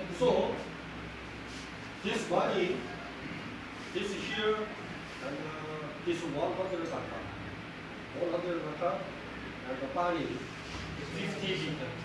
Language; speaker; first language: English; non-native, learner; Korean